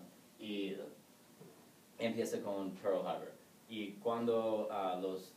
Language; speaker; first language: Spanish; non-native, learner; English